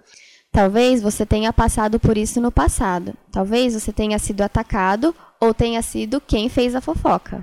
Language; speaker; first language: Portuguese; native; Portuguese